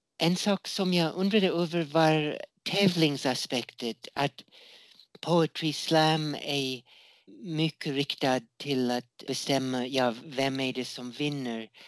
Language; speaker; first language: Swedish; non-native, fluent; English